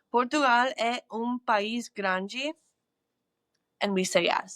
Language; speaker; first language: Portuguese; non-native, learner; English